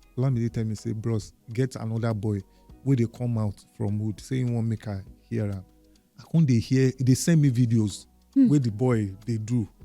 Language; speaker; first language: Nigerian Pidgin; non-native, local second language; Yoruba